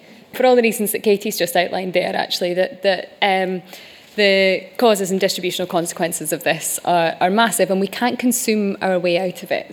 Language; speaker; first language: English; native; English